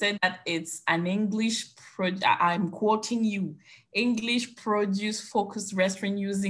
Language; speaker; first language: English; non-native, local second language; French